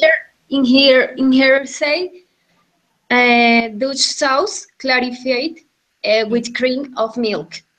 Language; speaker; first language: English; non-native, learner; Spanish